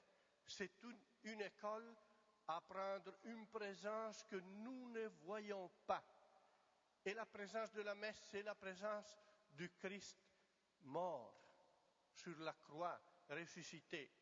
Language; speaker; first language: French; non-native, fluent; Italian